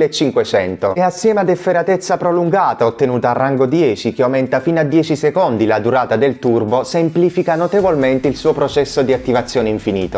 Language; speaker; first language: Italian; native; Italian